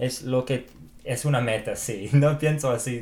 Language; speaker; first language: Spanish; non-native, fluent; English